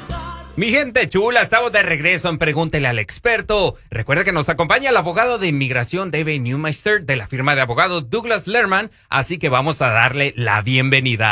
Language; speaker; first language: Spanish; native; Spanish